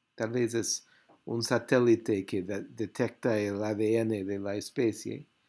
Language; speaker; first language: Spanish; non-native, fluent; English